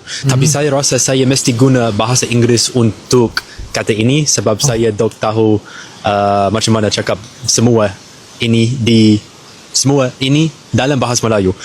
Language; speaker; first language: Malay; non-native, learner; English